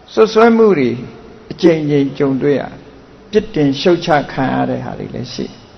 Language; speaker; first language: Burmese; native; Burmese